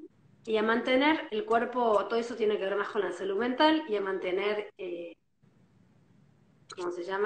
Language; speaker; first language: Spanish; native; Spanish